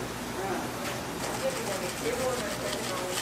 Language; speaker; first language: Korean; native; Korean